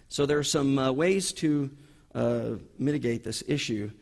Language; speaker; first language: English; native; English